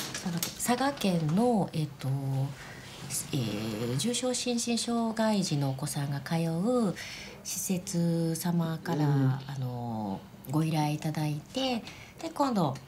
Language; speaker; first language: Japanese; native; Japanese